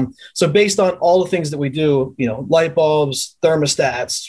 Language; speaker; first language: English; native; English